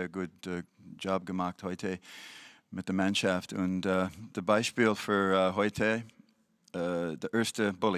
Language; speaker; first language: German; non-native, learner; English